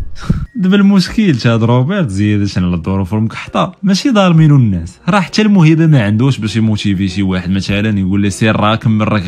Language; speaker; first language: Arabic; native; Arabic